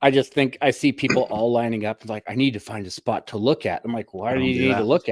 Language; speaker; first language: English; native; English